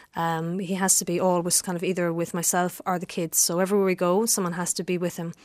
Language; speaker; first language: English; native; English